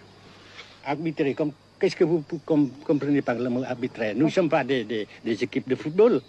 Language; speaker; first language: French; non-native, fluent; Vietnamese